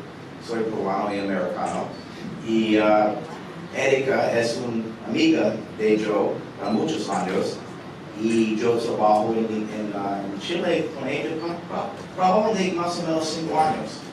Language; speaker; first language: Spanish; early bilingual, heritage; English